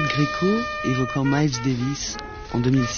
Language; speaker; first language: French; native; French